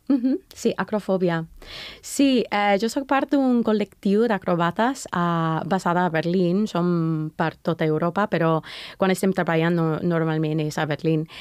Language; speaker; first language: Catalan; non-native, fluent; English